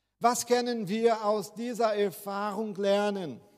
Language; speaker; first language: German; non-native, fluent; Portuguese